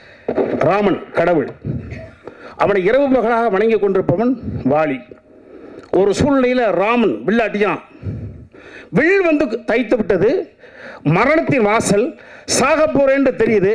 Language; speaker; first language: Tamil; native; Tamil